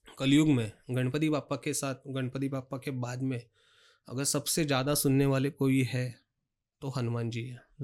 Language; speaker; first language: Hindi; non-native, local second language; Marathi